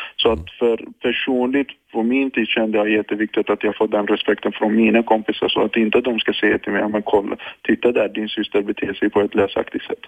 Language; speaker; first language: Swedish; non-native, fluent; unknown